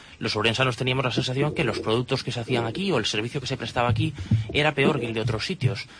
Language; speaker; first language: Spanish; native; Spanish